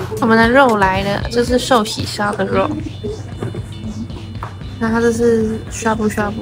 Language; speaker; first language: Chinese; native; Chinese